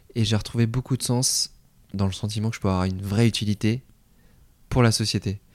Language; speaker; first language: French; native; French